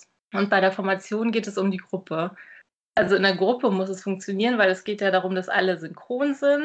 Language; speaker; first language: German; native; German